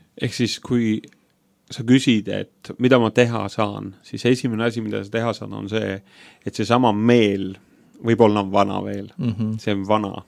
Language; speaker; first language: Estonian; native; Estonian